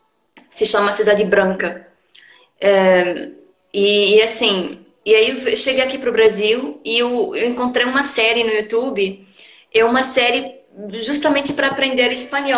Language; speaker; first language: Portuguese; non-native, fluent; Arabic